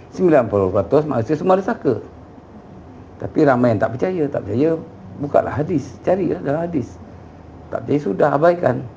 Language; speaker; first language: Malay; native; Malay